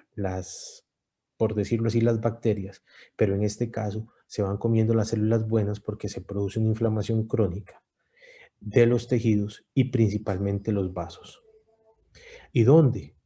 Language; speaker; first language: Spanish; native; Spanish